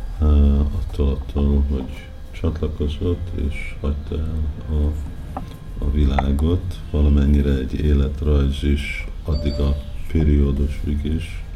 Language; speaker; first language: Hungarian; early bilingual, heritage; Hungarian